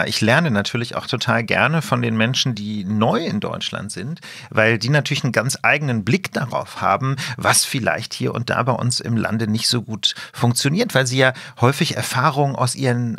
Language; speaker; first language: German; native; German